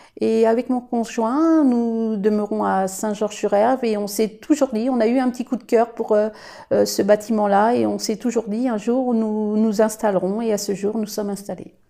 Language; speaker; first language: French; native; French